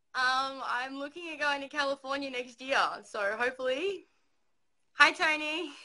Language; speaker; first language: English; native; English